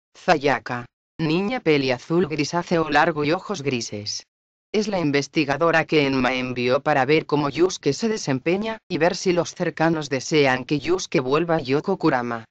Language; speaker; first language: Spanish; native; Spanish